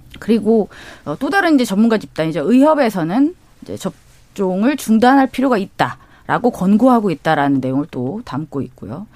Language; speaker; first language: Korean; native; Korean